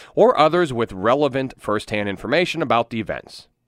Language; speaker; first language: English; native; English